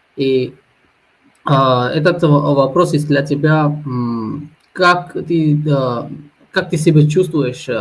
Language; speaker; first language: Russian; non-native, fluent; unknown